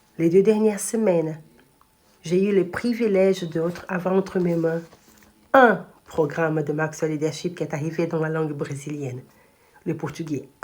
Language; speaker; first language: French; non-native, fluent; Portuguese